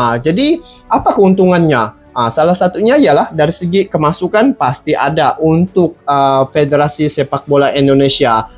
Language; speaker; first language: Malay; native; Malay